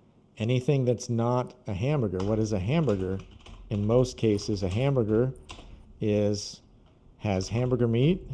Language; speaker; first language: English; non-native, fluent; Portuguese